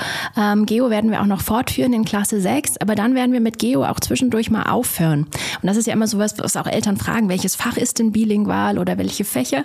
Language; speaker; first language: German; native; German